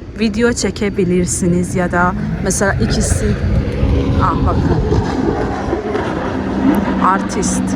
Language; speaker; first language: Turkish; non-native, fluent; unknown